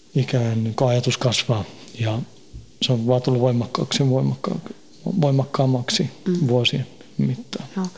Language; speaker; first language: Finnish; early bilingual, heritage; Finnish